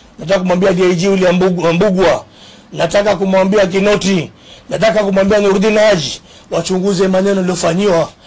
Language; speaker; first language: Swahili; native; Swahili